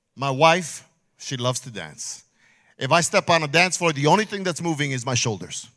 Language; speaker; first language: English; early bilingual, other home language; Spanish